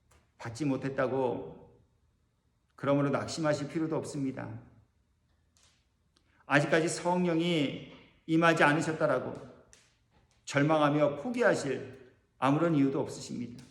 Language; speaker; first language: Korean; native; Korean